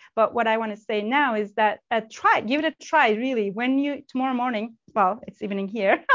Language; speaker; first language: English; non-native, fluent; Turkish